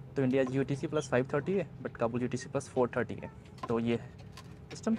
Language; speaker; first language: Hindi; native; Hindi